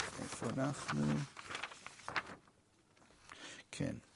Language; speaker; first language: Hebrew; non-native, fluent; English